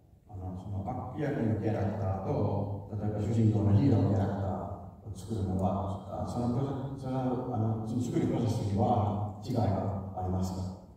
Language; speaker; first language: Japanese; non-native, fluent; Finnish